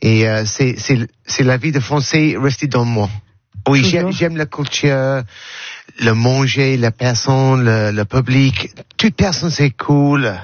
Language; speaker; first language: French; non-native, learner; English